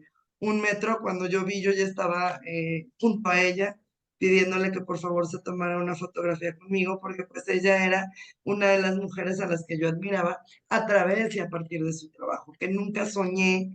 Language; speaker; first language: Spanish; native; Spanish